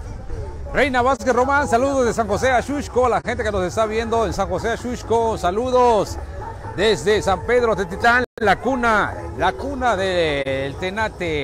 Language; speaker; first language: Spanish; native; Spanish